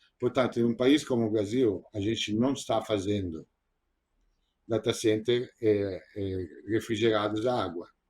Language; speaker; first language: Portuguese; non-native, fluent; Italian